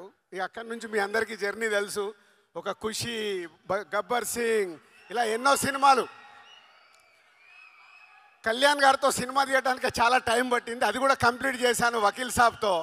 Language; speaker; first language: Telugu; native; Telugu